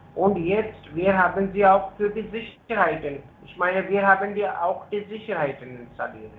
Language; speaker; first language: German; non-native, learner; Hindi